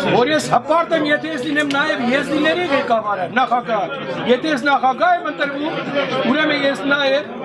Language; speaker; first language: Armenian; non-native, local second language; Kurdish